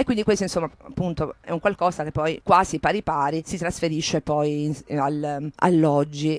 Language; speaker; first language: Italian; native; Italian